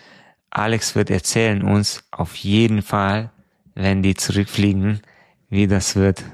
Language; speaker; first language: German; non-native, fluent; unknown